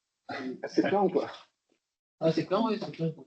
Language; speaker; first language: French; native; French